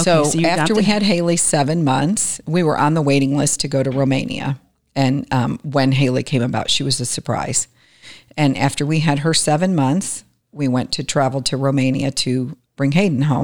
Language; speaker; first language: English; native; English